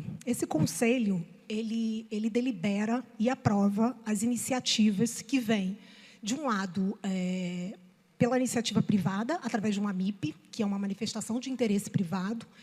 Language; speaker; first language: Portuguese; native; Portuguese